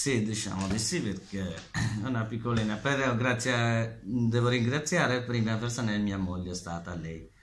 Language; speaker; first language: Italian; non-native, learner; Bangla